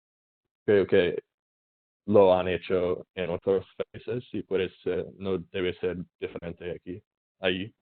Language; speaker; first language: Spanish; non-native, learner; English